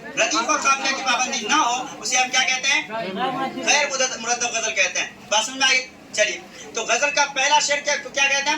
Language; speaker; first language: Urdu; native; Urdu